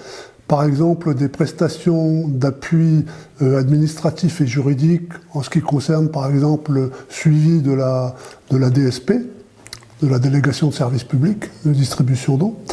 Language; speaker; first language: French; native; French